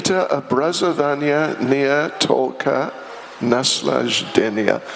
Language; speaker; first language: Russian; non-native, learner; English